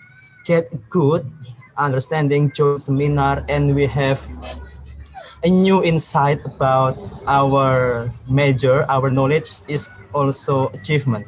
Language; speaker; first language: English; non-native, learner; Indonesian